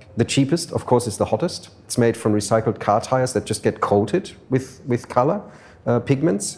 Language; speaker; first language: English; non-native, fluent; German